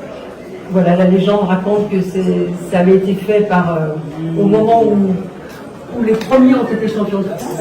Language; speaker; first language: French; native; French